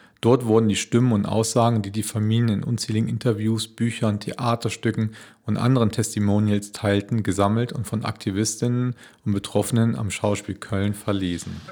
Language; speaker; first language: German; native; German